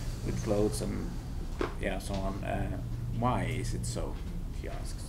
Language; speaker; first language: English; non-native, fluent; Norwegian